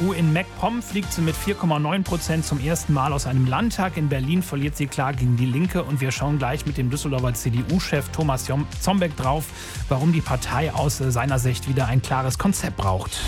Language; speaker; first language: German; native; German